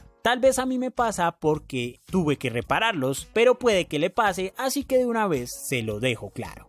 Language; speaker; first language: Spanish; native; Spanish